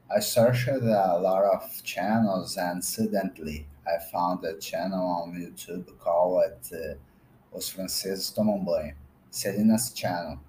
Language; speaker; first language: English; non-native, fluent; Portuguese